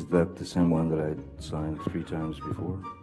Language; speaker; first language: English; native; English